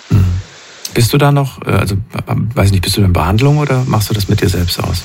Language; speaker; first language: German; native; German